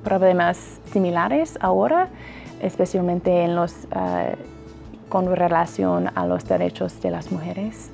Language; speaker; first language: Spanish; non-native, fluent; English